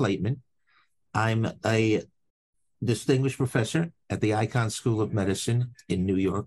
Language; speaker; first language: English; native; English